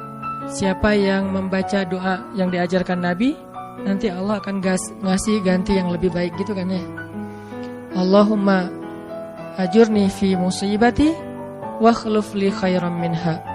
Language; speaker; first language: Indonesian; native; Indonesian